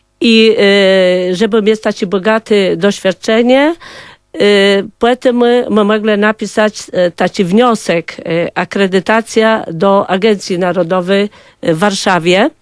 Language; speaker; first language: Polish; non-native, local second language; Kashubian